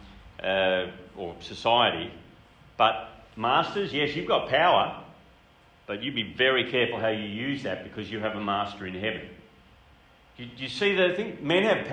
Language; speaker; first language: English; native; English